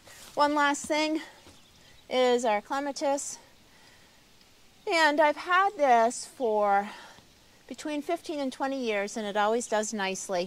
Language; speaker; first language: English; native; English